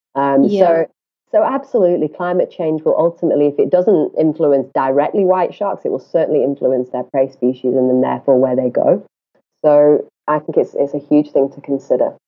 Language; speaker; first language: English; native; English